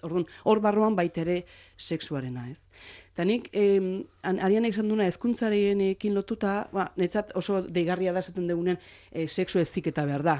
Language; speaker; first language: Basque; native; Basque